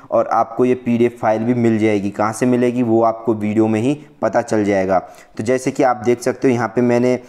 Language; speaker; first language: Hindi; native; Hindi